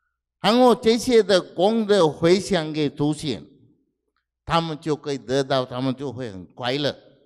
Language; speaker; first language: Chinese; non-native, fluent; Sinhala